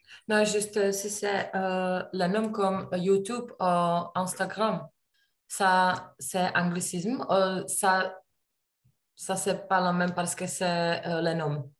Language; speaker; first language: French; non-native, learner; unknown